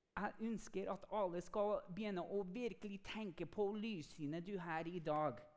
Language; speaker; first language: Norwegian; non-native, fluent; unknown